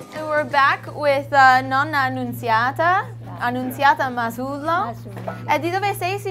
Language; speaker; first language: Italian; early bilingual, heritage; English